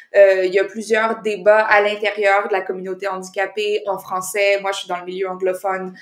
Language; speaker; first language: French; native; French